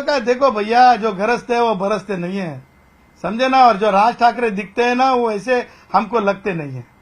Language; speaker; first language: Hindi; non-native, local second language; Marathi